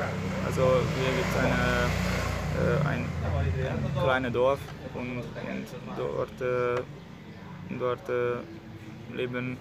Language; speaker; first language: German; non-native, learner; Hungarian